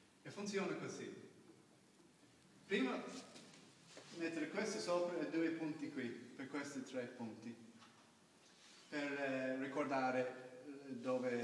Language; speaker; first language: Italian; non-native, learner; English